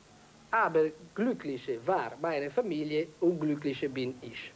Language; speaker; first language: German; non-native, learner; Italian